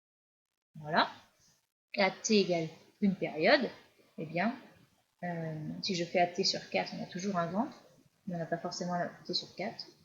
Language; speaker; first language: French; native; French